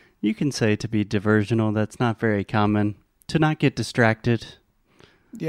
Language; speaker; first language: English; non-native, fluent; Portuguese